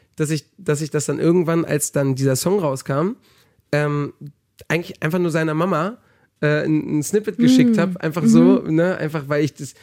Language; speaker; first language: German; early bilingual, heritage; German